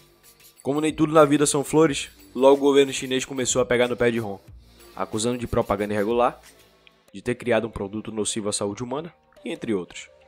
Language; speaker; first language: Portuguese; native; Portuguese